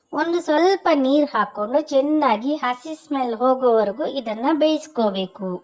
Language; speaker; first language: Kannada; native; Kannada